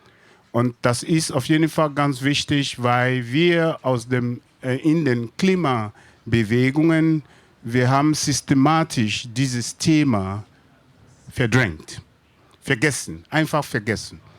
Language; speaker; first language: German; non-native, learner; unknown